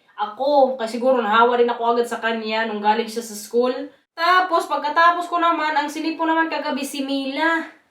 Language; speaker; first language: Filipino; non-native, local second language; Waray